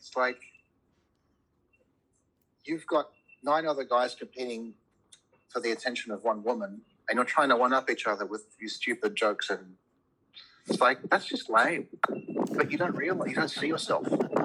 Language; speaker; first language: English; native; English